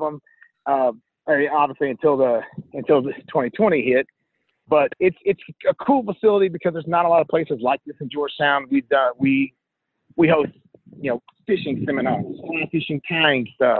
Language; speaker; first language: English; native; English